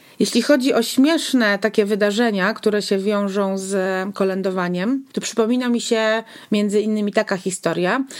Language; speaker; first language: Polish; native; Polish